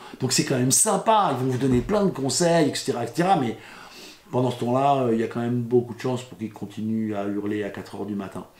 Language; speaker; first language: French; native; French